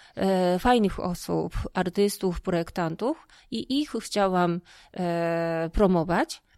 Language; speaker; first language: Polish; non-native, fluent; Japanese